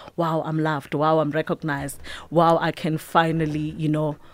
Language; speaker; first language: English; non-native, local second language; Tswana